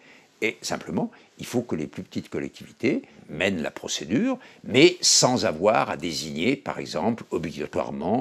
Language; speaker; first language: French; native; French